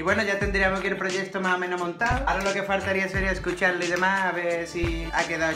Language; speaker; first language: Spanish; native; Spanish